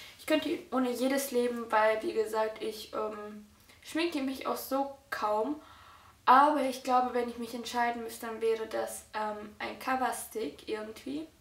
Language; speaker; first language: German; early bilingual, other home language; Russian